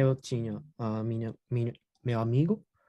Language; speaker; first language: Portuguese; non-native, learner; Japanese